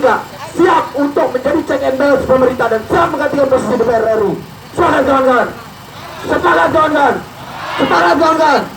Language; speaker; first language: Indonesian; native; Indonesian